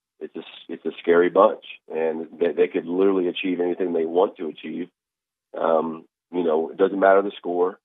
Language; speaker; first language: English; native; English